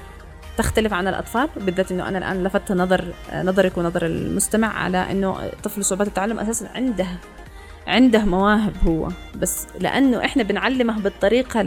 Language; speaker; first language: Arabic; native; Arabic